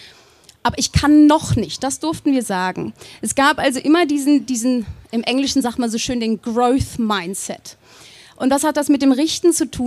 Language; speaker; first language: German; native; German